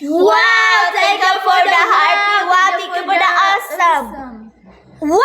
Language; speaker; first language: English; non-native, local second language; Cebuano